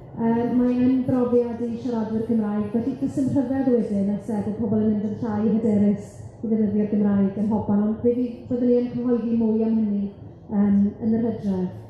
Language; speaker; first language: Welsh; native; Welsh